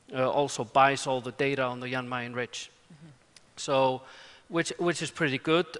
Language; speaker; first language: English; non-native, fluent; Icelandic